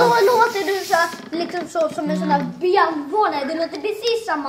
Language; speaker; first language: Swedish; native; Swedish